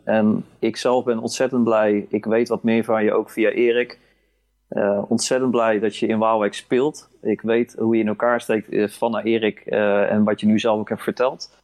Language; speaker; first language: Dutch; native; Dutch